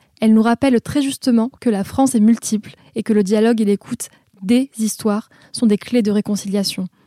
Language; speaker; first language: French; native; French